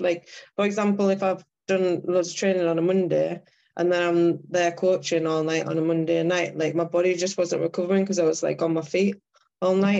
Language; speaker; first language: English; native; English